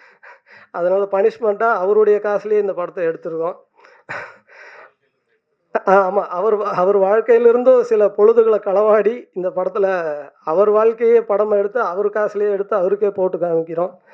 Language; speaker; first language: Tamil; native; Tamil